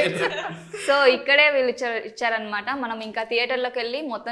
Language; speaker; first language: Telugu; native; Telugu